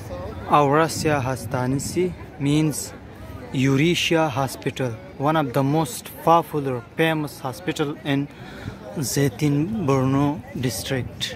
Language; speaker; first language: English; non-native, fluent; Pashto